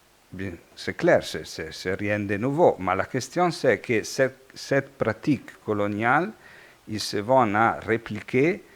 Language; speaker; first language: French; non-native, fluent; Italian